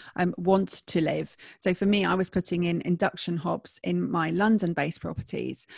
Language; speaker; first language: English; native; English